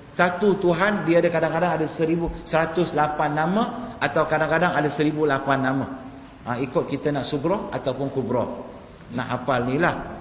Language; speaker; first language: Malay; non-native, local second language; Tamil